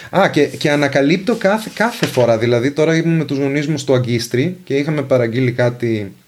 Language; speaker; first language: Greek; non-native, fluent; Venetian